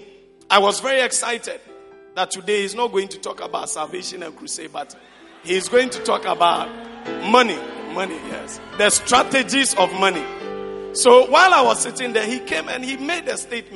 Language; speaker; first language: English; non-native, local second language; Akan